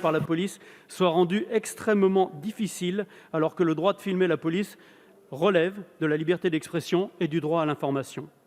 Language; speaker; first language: French; native; French